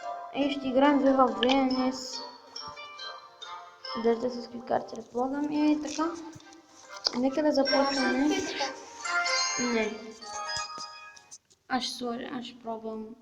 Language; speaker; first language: Bulgarian; native; Bulgarian